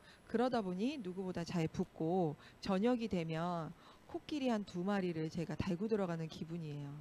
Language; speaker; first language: Korean; native; Korean